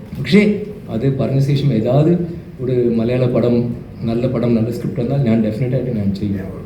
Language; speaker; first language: Malayalam; non-native, fluent; Tamil